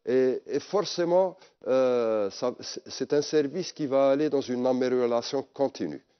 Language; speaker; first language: French; non-native, local second language; Arabic